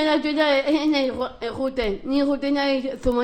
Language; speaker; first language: Basque; non-native, local second language; Spanish